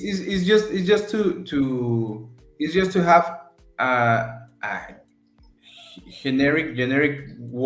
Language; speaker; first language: English; non-native, learner; Spanish